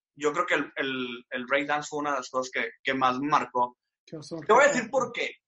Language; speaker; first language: Spanish; native; Spanish